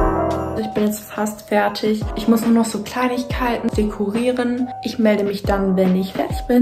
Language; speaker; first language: German; native; German